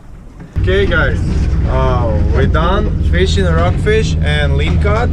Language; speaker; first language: English; non-native, learner; Russian